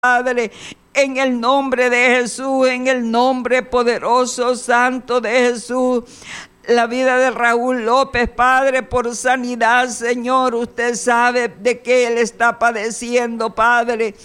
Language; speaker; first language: Spanish; native; Spanish